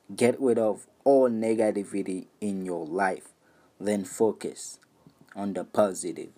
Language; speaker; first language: English; non-native, fluent; Haitian Creole